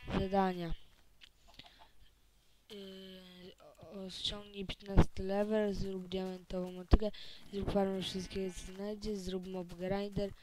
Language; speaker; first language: Polish; native; Polish